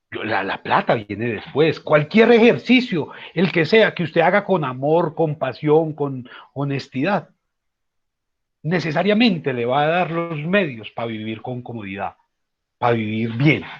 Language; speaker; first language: Spanish; native; Spanish